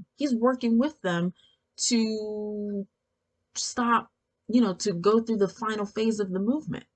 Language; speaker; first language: English; native; English